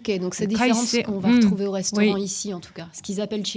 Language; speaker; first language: French; native; French